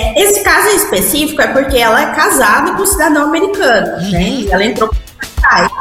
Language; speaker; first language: Portuguese; early bilingual, heritage; Portuguese